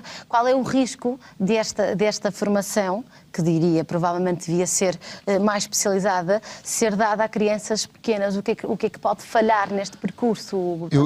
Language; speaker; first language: Portuguese; native; Portuguese